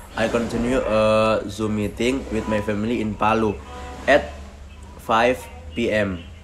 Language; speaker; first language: English; non-native, learner; Indonesian